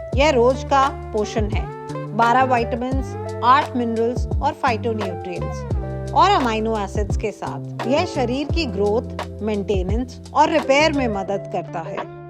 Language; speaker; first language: Hindi; non-native, local second language; Bangla